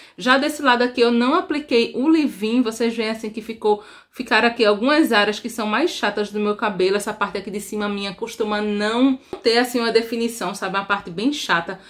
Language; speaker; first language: Portuguese; native; Portuguese